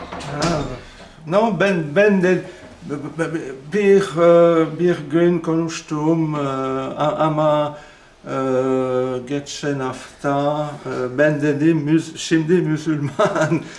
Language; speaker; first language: Turkish; non-native, learner; French